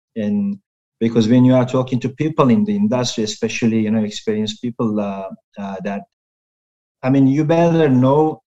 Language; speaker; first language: English; non-native, fluent; Turkish